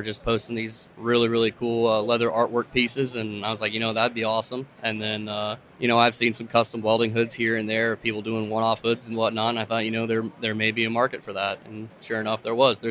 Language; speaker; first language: English; native; English